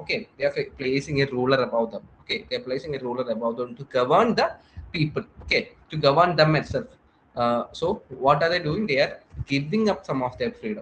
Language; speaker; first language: English; non-native, local second language; Malayalam